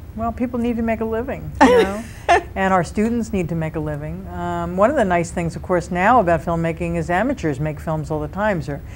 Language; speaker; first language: English; native; English